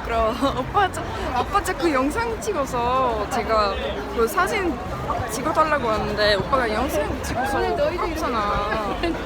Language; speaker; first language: Korean; non-native, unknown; Swedish